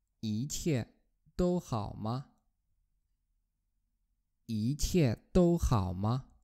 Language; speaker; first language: Chinese; non-native, fluent; Polish